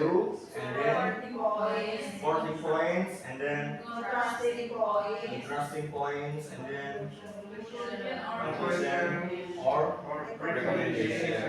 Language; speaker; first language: English; non-native, learner; Indonesian